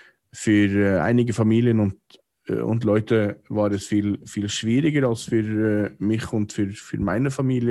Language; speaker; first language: German; non-native, fluent; English